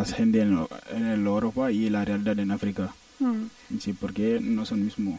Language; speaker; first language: Spanish; non-native, learner; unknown